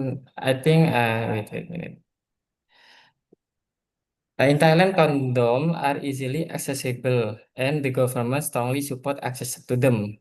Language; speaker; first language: English; non-native, learner; Indonesian